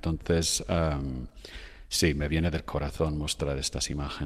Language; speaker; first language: Spanish; non-native, fluent; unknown